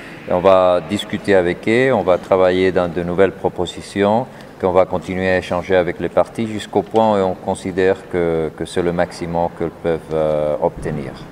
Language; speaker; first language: French; non-native, fluent; Spanish